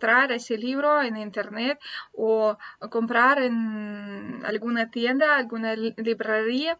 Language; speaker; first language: Spanish; non-native, fluent; Russian